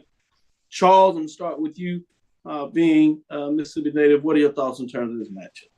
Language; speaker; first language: English; native; English